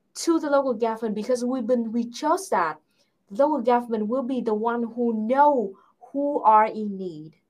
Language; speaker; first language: English; non-native, fluent; Vietnamese